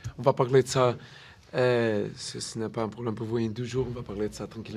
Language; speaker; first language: French; non-native, learner; Portuguese